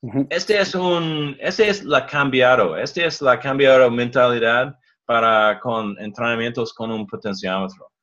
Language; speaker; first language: Spanish; non-native, learner; English